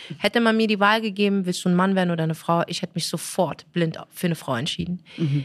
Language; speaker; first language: German; early bilingual, other home language; Arabic